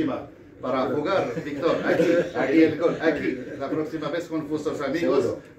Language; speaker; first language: Spanish; non-native, learner; Arabic